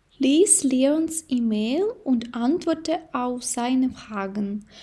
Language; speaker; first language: German; non-native, fluent; Ukrainian